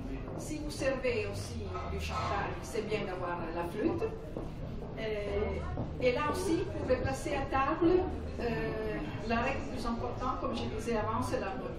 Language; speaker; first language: French; non-native, fluent; Italian